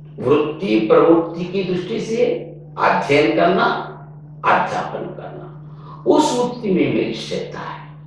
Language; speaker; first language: Hindi; non-native, local second language; Telugu